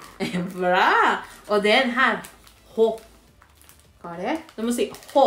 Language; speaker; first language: Norwegian; non-native, learner; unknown